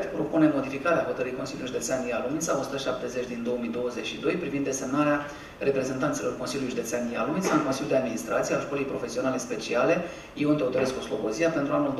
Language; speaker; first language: Romanian; native; Romanian